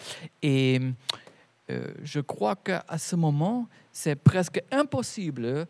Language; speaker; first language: French; non-native, fluent; German